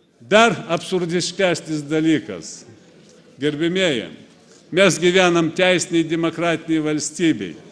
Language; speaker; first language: Lithuanian; non-native, fluent; Russian